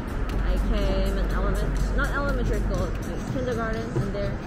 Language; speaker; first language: English; non-native, fluent; Korean